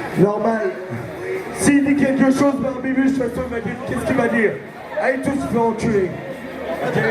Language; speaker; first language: French; native; French